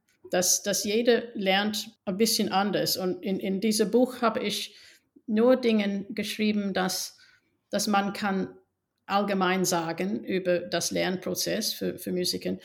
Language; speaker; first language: German; non-native, fluent; English